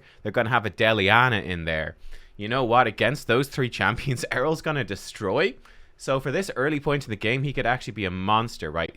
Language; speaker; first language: English; native; English